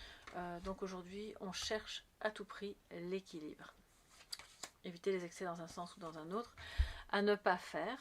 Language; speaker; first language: French; native; French